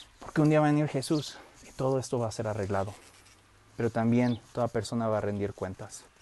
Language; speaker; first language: Spanish; early bilingual, heritage; Spanish